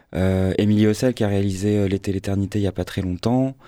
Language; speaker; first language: French; native; French